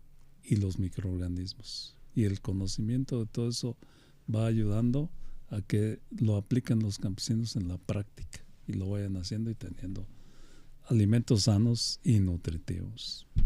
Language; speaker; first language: Spanish; native; Spanish